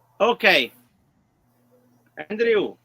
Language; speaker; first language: English; non-native, learner; Italian